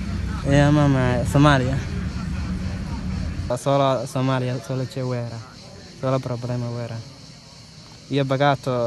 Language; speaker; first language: Italian; non-native, learner; Somali